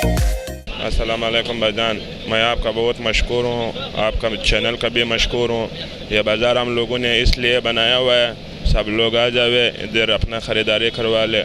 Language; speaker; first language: Hindi; non-native, local second language; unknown